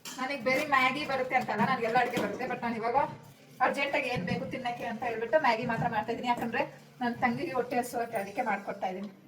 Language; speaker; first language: Kannada; non-native, local second language; Hindi